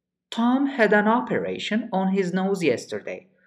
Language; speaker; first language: English; non-native, fluent; Turkish